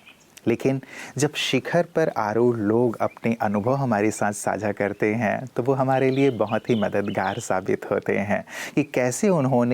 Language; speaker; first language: Hindi; native; Hindi